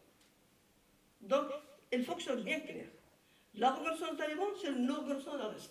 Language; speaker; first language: French; non-native, fluent; Persian